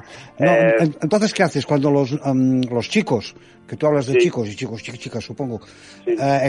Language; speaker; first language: Spanish; non-native, local second language; Catalan